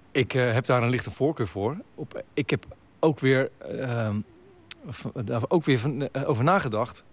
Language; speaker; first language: Dutch; native; Dutch